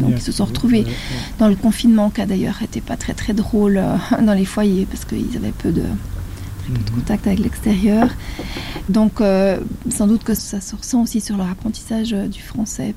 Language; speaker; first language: French; native; French